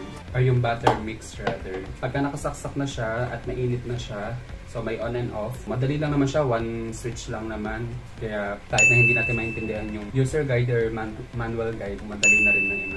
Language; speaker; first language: Filipino; native; Filipino